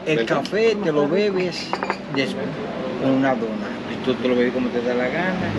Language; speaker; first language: Spanish; native; Spanish